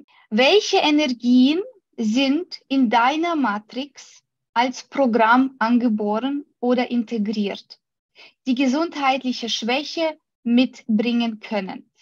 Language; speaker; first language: German; non-native, fluent; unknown